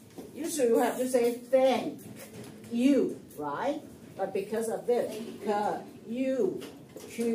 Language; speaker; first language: English; non-native, fluent; Chinese